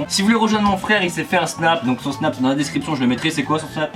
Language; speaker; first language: French; native; French